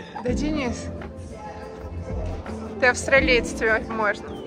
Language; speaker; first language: Russian; native; Russian